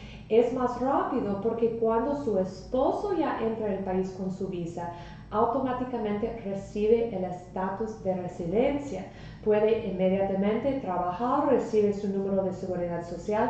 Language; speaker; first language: Spanish; non-native, fluent; English